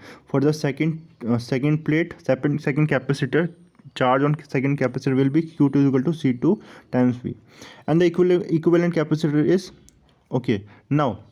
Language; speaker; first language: English; non-native, local second language; Hindi